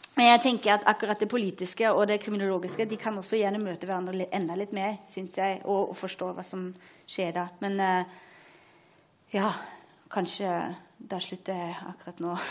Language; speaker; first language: Norwegian; non-native, fluent; German